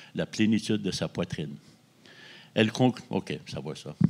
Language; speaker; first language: French; native; French